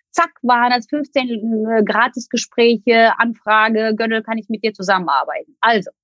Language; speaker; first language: German; non-native, fluent; Turkish